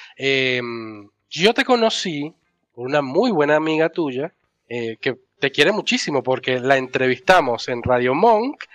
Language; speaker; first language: Spanish; native; Spanish